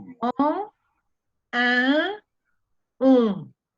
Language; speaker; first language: Spanish; non-native, fluent; French